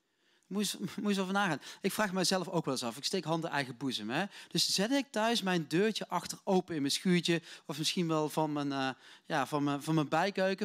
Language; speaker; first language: Dutch; native; Dutch